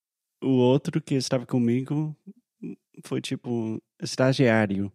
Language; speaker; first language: Portuguese; non-native, fluent; English